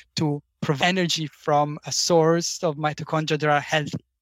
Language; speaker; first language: English; non-native, fluent; Italian